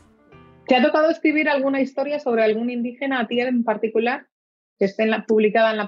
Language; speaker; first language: Spanish; native; Spanish